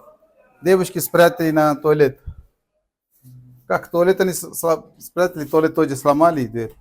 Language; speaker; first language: Russian; non-native, learner; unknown